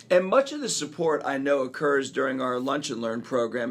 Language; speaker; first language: English; native; English